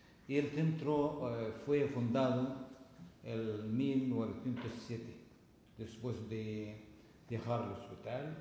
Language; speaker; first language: Spanish; non-native, fluent; Arabic